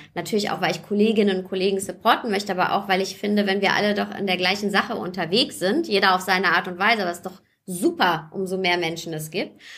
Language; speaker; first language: German; early bilingual, other home language; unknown